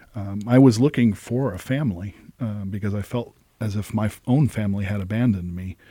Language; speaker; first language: English; early bilingual, other home language; Italian